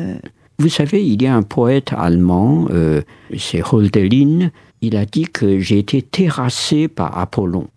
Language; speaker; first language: French; non-native, fluent; Chinese